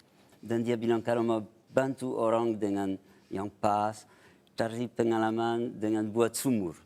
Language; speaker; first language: Indonesian; non-native, fluent; French